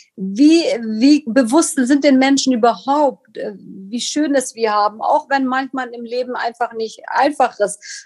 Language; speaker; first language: German; non-native, fluent; Kurdish